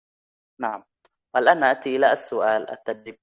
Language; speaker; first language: Arabic; non-native, fluent; Indonesian